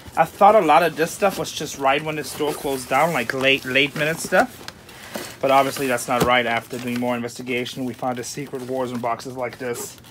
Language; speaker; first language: English; non-native, fluent; German